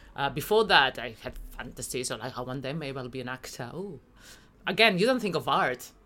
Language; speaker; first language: English; non-native, fluent; Spanish